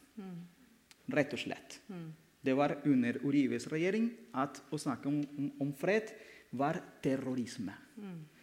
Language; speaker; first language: Norwegian; non-native, fluent; Spanish